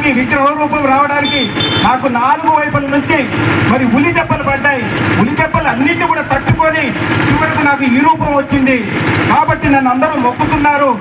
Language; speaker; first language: Telugu; non-native, local second language; Lambadi